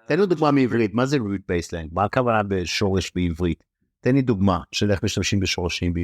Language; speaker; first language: Hebrew; native; Hebrew